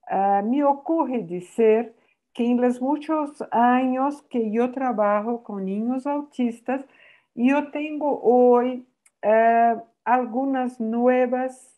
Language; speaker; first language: Spanish; non-native, fluent; Portuguese